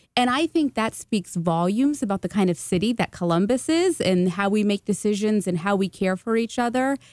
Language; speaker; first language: English; native; English